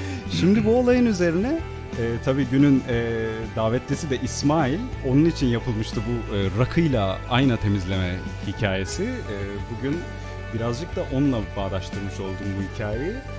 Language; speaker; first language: Turkish; native; Turkish